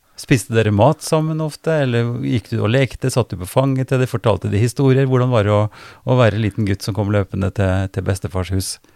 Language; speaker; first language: Norwegian; native; Norwegian